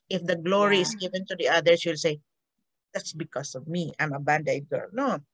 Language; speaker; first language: English; non-native, local second language; Hiligaynon